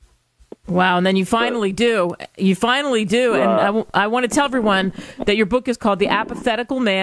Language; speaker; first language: English; native; English